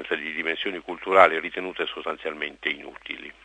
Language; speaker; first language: Italian; native; Italian